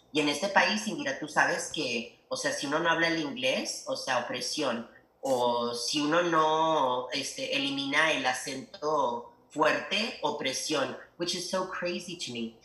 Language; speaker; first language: Spanish; early bilingual, heritage; Spanish